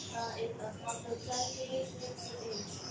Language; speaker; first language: English; non-native, learner; Chinese